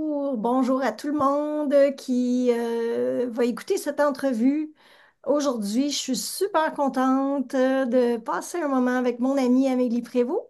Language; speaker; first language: French; native; French